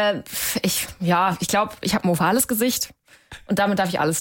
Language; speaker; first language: German; native; German